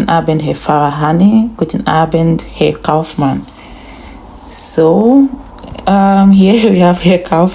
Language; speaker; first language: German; non-native, learner; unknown